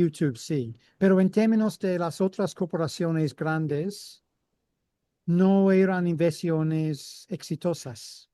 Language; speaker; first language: Spanish; non-native, fluent; English